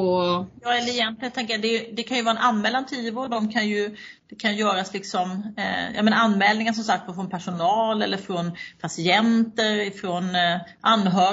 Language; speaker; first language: Swedish; native; Swedish